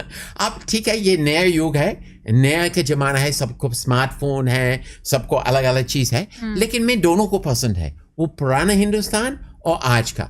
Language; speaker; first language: Hindi; non-native, fluent; English